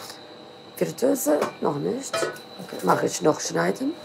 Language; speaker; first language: German; non-native, learner; Turkish